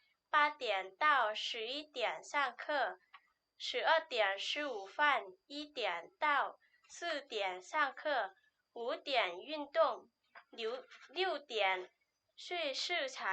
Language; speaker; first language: Chinese; non-native, learner; Lao